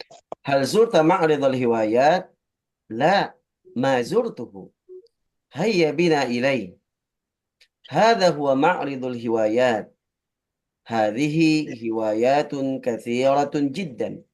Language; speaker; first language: Arabic; non-native, fluent; Indonesian